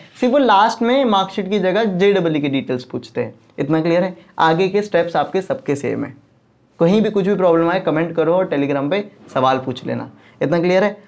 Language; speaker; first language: Hindi; non-native, local second language; Marwari